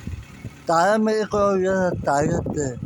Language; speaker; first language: Dutch; non-native, learner; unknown